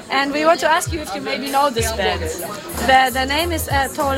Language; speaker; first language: English; non-native, learner; German